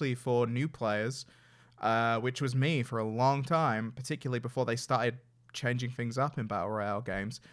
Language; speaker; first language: English; native; English